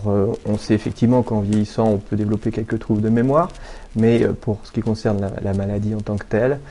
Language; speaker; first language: French; native; French